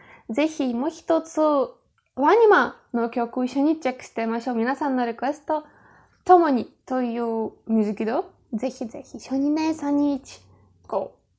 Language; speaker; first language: Japanese; non-native, fluent; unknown